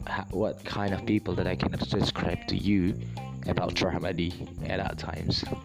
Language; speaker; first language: English; non-native, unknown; Indonesian